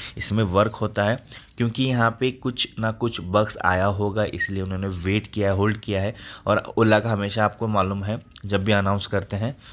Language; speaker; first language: Hindi; native; Hindi